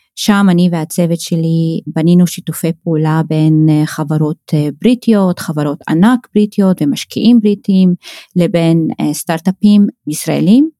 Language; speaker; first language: Hebrew; non-native, local second language; Arabic